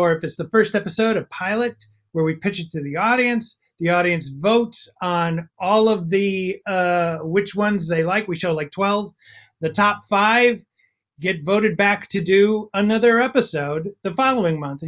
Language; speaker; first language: English; native; English